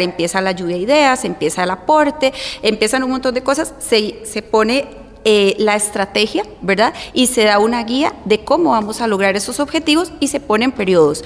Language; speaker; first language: Spanish; native; Spanish